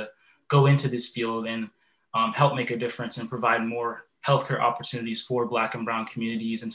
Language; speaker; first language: English; native; English